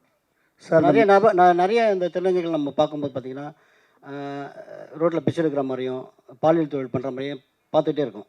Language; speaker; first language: Tamil; native; Tamil